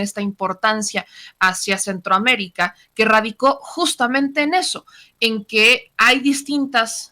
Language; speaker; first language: Spanish; native; Spanish